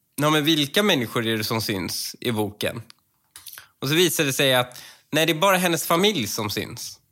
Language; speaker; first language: Swedish; early bilingual, other home language; Persian